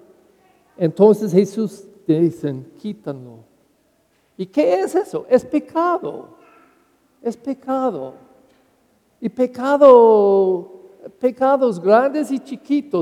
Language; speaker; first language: Spanish; non-native, learner; English